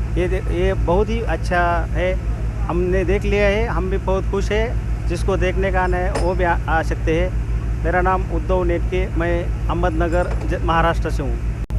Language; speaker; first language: Hindi; non-native, local second language; Marathi